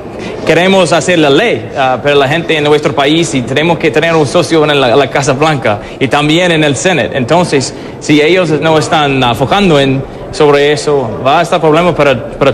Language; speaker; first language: Spanish; non-native, fluent; English